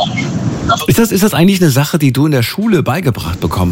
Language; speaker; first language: German; native; German